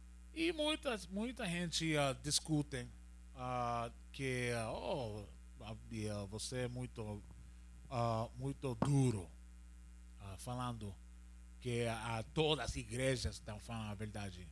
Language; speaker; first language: Portuguese; non-native, learner; Spanish